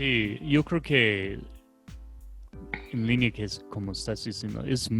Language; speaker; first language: Spanish; non-native, fluent; English